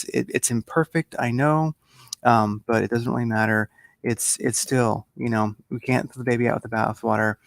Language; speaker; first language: English; native; English